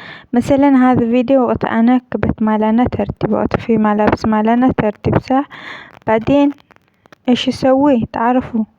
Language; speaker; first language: Arabic; non-native, learner; Amharic